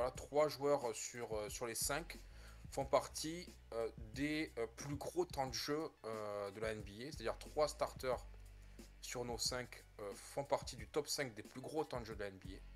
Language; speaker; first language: French; native; French